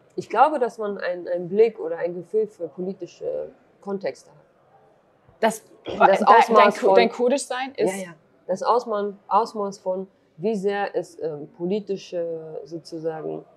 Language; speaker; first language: German; early bilingual, other home language; Kurdish